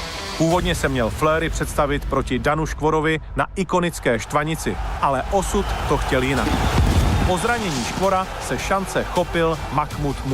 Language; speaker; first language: Czech; native; Czech